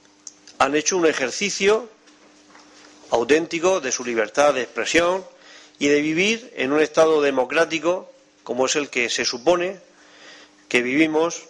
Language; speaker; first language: Spanish; native; Spanish